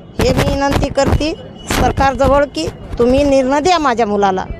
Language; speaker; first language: Marathi; non-native, local second language; Lambadi